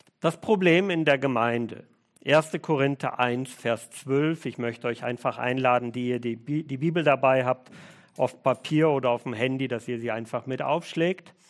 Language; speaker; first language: German; early bilingual, other home language; Russian